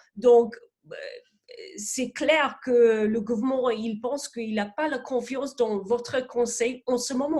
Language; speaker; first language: French; non-native, fluent; English